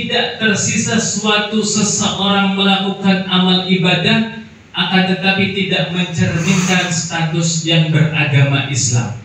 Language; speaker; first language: Indonesian; native; Indonesian